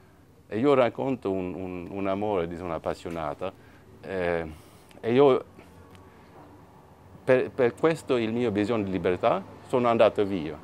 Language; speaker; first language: Italian; non-native, fluent; Swedish